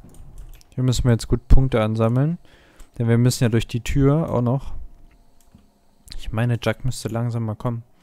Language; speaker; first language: German; native; German